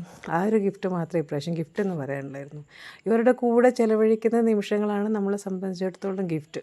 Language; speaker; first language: Malayalam; native; Malayalam